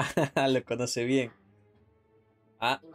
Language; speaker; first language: Spanish; native; Spanish